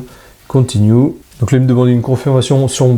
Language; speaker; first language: French; native; French